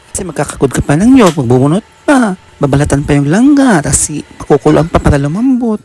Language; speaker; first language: Filipino; native; Filipino